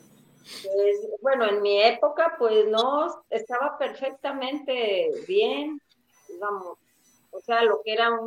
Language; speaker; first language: Spanish; native; Spanish